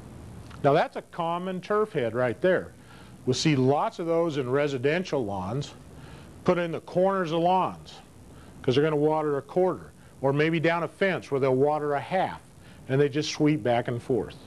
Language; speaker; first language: English; native; English